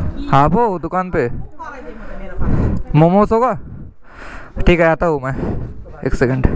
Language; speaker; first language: Hindi; non-native, local second language; Bangla